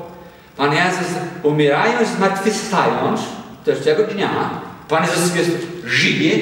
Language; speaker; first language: Polish; non-native, learner; Portuguese